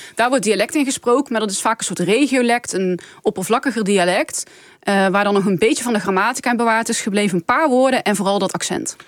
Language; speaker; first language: Dutch; native; Dutch